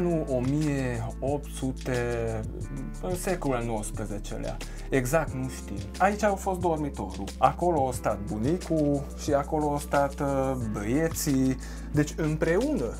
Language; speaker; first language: Romanian; non-native, local second language; Hungarian